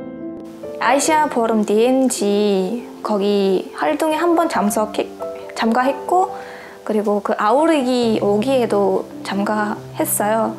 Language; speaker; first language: Korean; non-native, fluent; Mongolian